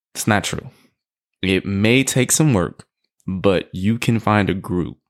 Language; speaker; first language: English; native; English